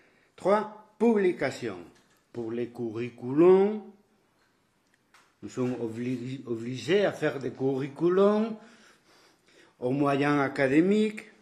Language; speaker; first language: French; non-native, fluent; Spanish